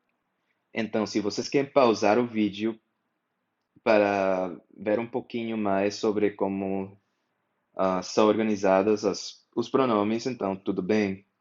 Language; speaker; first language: Portuguese; non-native, fluent; English